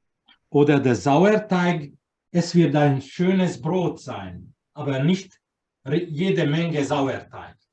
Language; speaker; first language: German; non-native, fluent; Croatian